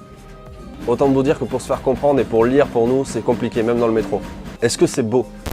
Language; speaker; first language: French; native; French